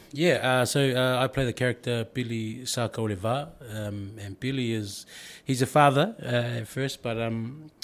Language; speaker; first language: English; native; English